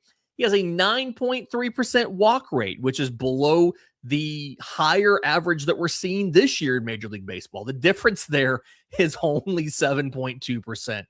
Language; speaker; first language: English; native; English